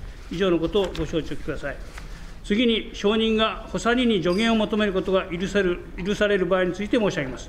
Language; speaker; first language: Japanese; native; Japanese